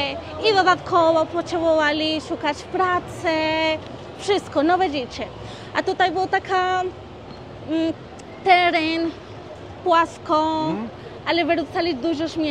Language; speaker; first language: Polish; non-native, learner; Spanish